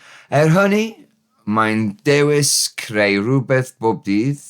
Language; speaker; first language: Welsh; non-native, learner; English